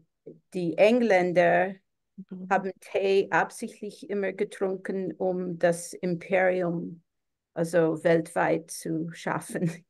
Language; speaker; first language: German; non-native, fluent; English